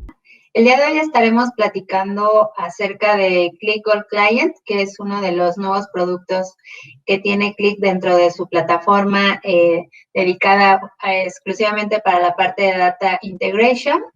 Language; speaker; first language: Spanish; native; Spanish